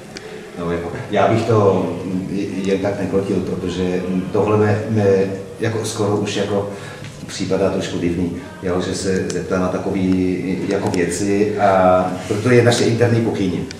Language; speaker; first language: Czech; non-native, fluent; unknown